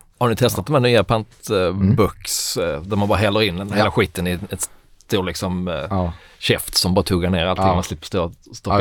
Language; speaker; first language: Swedish; native; Swedish